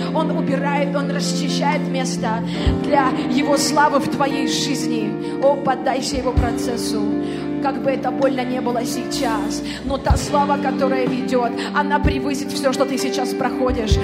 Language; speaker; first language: Russian; native; Russian